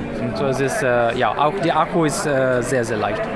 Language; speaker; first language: German; non-native, learner; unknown